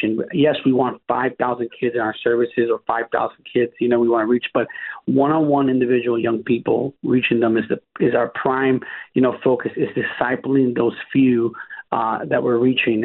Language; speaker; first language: English; native; English